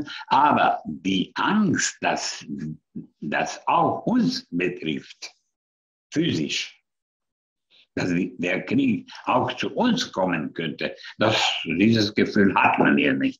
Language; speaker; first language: German; non-native, fluent; Hungarian